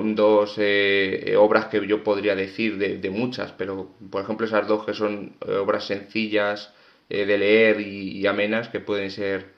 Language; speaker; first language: Spanish; native; Spanish